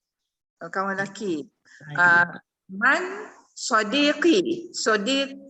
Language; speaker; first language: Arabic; non-native, learner; Malay